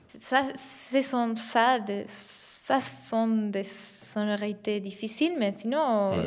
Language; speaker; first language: French; non-native, learner; Spanish